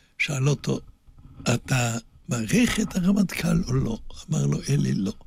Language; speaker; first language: Hebrew; non-native, fluent; German